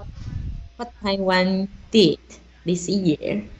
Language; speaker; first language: English; non-native, learner; Chinese